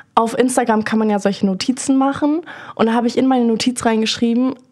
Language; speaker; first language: German; native; German